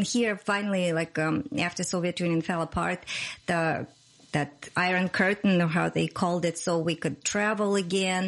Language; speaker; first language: English; non-native, fluent; Russian